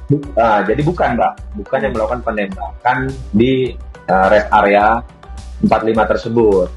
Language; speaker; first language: Indonesian; native; Indonesian